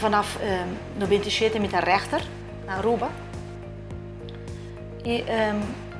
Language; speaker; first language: Dutch; non-native, local second language; Papiamento